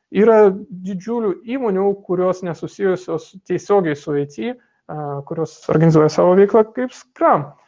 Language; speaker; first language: Lithuanian; non-native, local second language; Russian